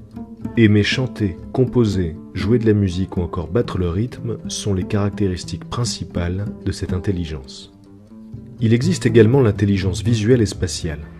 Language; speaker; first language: French; native; French